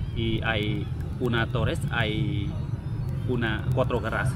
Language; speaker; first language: Spanish; non-native, learner; Khmer